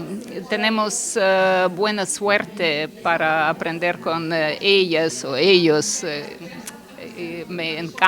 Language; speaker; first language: Spanish; non-native, learner; Russian